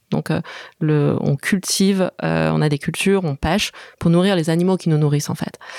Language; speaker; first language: French; early bilingual, other home language; Chinese